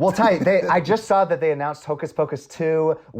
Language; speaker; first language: English; native; English